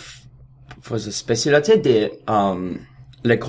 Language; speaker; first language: French; non-native, learner; Russian